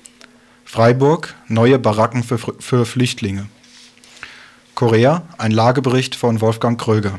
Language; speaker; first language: German; native; German